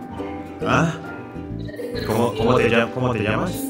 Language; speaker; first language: Spanish; non-native, learner; Indonesian